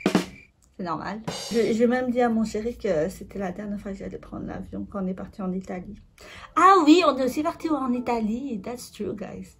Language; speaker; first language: French; native; French